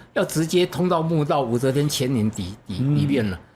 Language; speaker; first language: Chinese; native; Chinese